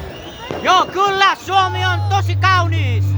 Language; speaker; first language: Finnish; non-native, learner; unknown